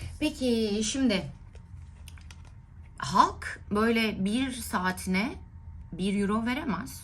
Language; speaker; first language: Turkish; native; Turkish